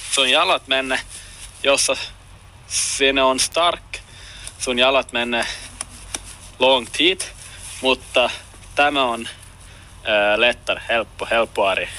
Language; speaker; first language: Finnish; non-native, local second language; Swedish